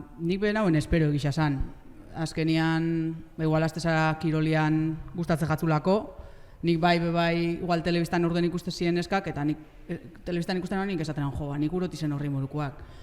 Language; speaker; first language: Basque; native; Basque